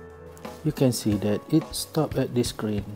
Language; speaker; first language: English; non-native, local second language; Malay